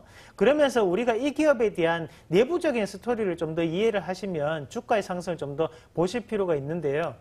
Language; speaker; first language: Korean; native; Korean